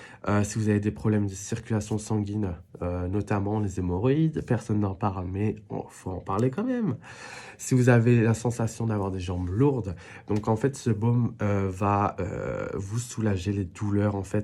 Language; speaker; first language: French; native; French